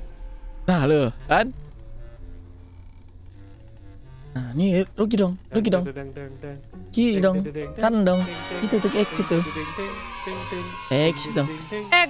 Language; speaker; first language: Indonesian; native; Indonesian